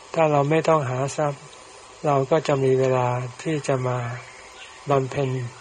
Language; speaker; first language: Thai; native; Thai